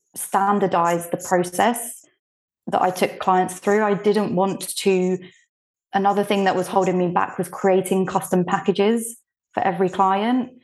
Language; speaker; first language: English; early bilingual, other home language; Bulgarian